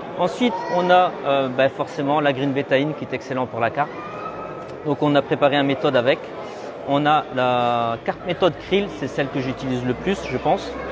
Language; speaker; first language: French; native; French